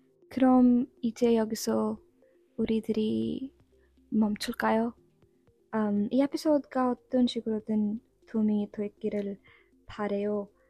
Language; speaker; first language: Korean; non-native, learner; Urdu